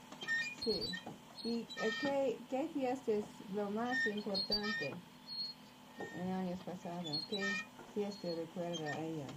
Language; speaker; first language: Spanish; non-native, learner; English